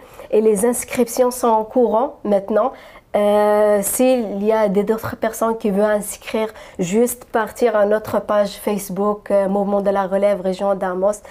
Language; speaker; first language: French; non-native, local second language; Arabic